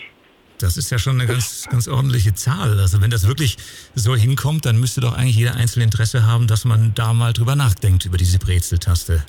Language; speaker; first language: German; native; German